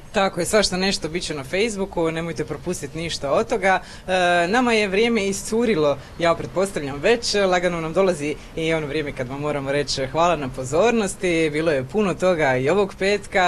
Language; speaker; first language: Croatian; native; Croatian